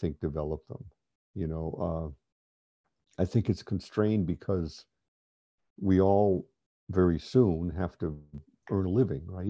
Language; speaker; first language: English; native; English